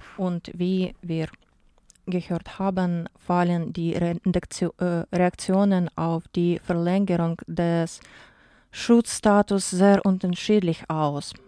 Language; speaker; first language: German; non-native, fluent; Ukrainian